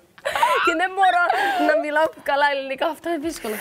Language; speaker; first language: Greek; early bilingual, heritage; Greek